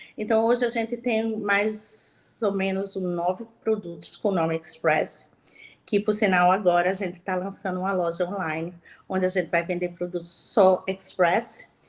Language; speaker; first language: Portuguese; native; Portuguese